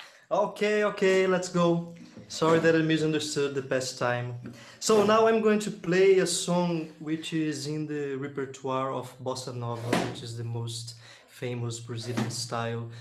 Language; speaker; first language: English; non-native, fluent; Portuguese